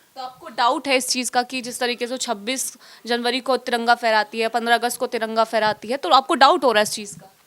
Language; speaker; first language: Hindi; native; Hindi